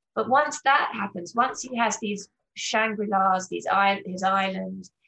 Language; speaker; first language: English; native; English